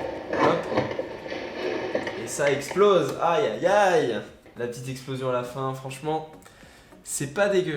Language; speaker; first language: French; native; French